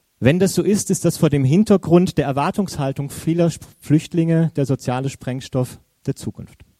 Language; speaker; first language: German; native; German